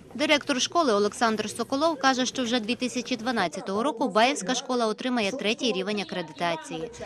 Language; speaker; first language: Ukrainian; native; Ukrainian